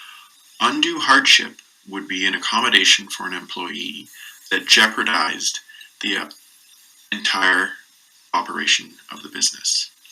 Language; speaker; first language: English; native; English